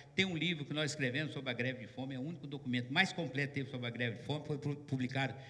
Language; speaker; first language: Portuguese; native; Portuguese